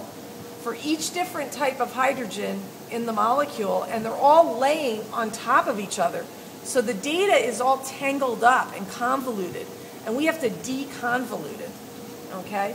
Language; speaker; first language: English; native; English